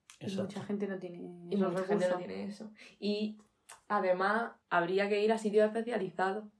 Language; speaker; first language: Spanish; native; Spanish